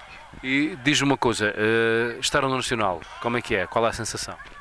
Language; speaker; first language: Portuguese; native; Portuguese